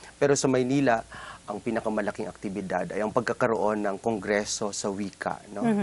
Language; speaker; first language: Filipino; non-native, local second language; Waray